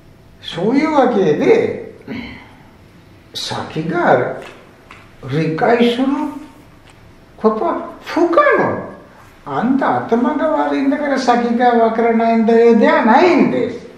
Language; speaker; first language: Japanese; non-native, fluent; Sinhala